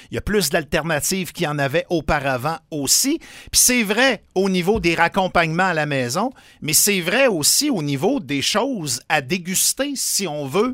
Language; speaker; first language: French; native; French